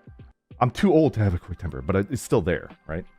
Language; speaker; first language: English; native; English